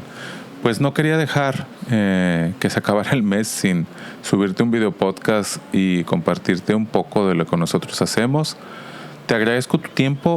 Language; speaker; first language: Spanish; native; Spanish